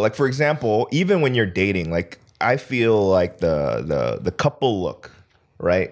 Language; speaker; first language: English; early bilingual, other home language; Korean